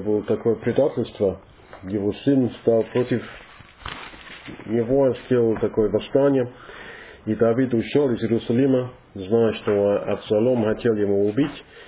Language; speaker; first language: Russian; non-native, learner; English